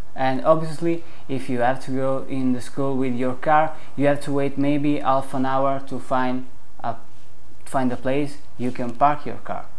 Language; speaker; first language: English; non-native, fluent; Italian